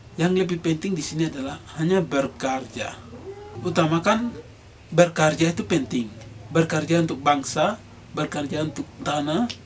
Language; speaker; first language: Indonesian; non-native, local second language; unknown